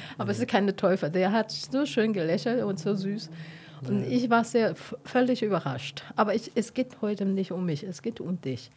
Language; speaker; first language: German; non-native, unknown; Chinese